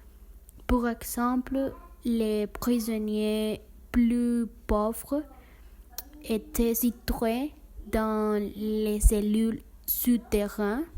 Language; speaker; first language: French; non-native, learner; Spanish